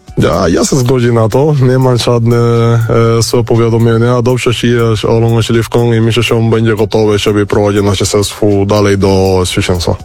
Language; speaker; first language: Polish; non-native, fluent; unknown